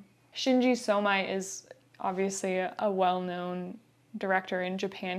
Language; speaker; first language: English; native; English